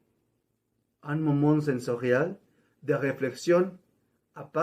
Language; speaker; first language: French; non-native, learner; Spanish